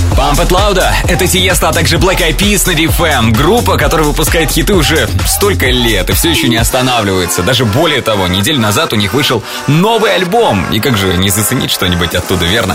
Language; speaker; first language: Russian; native; Russian